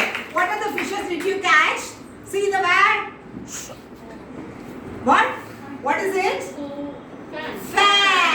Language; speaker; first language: English; non-native, local second language; Tamil